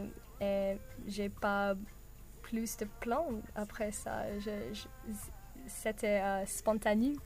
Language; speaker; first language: French; non-native, learner; English